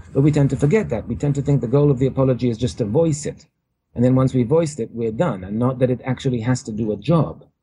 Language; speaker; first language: English; native; English